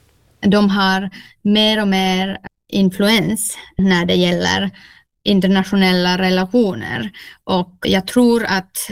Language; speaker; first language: Swedish; non-native, local second language; Finnish